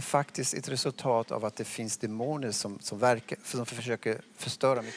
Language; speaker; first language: Swedish; native; Swedish